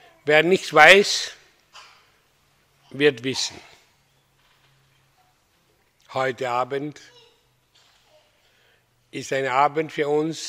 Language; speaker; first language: German; non-native, learner; Hindi